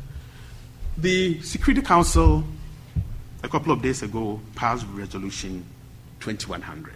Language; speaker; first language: English; non-native, local second language; Akan